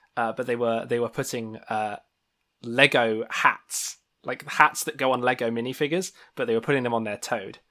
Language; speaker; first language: English; native; English